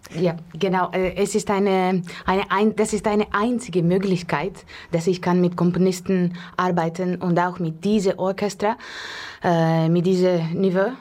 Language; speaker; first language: German; non-native, learner; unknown